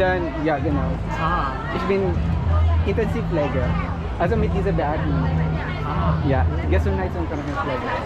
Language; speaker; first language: German; non-native, learner; Filipino